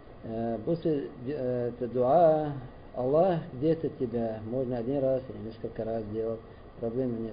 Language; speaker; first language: Russian; non-native, learner; Arabic